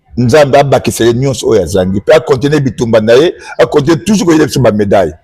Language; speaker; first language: Lingala; non-native, local second language; Kongo